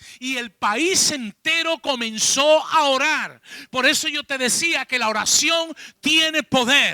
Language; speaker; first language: Spanish; native; Spanish